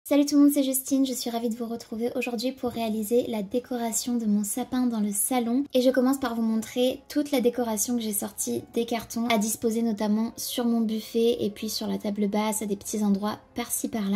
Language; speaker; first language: French; native; French